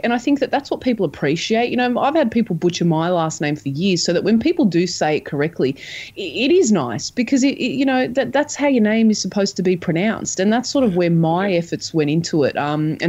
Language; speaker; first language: English; non-native, local second language; Croatian